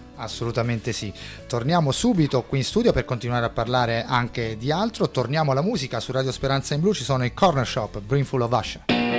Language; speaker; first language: Italian; non-native, fluent; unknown